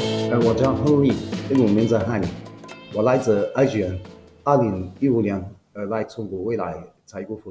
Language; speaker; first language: Chinese; non-native, learner; Arabic